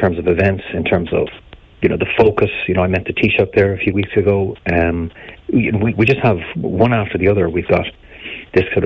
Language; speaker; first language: English; native; English